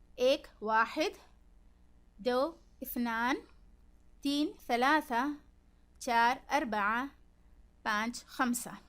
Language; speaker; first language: Arabic; non-native, fluent; Urdu